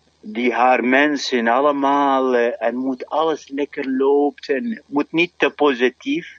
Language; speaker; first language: Dutch; non-native, fluent; Arabic